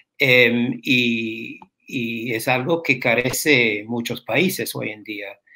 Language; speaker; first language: Spanish; non-native, fluent; English